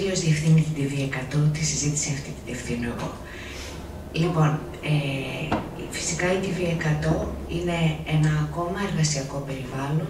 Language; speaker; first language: Greek; native; Greek